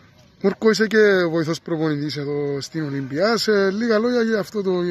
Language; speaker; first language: Greek; native; Greek